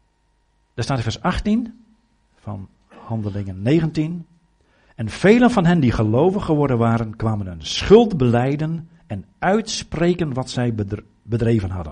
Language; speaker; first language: Dutch; native; Dutch